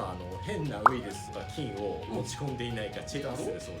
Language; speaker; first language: Japanese; native; Japanese